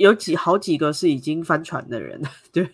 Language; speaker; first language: Chinese; native; Chinese